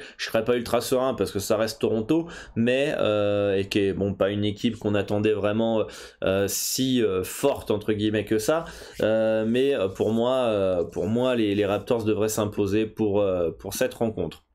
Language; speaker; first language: French; native; French